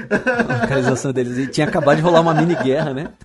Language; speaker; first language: Portuguese; native; Portuguese